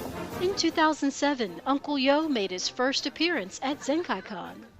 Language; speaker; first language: English; native; English